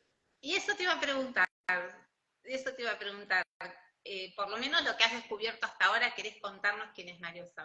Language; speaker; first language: Spanish; native; Spanish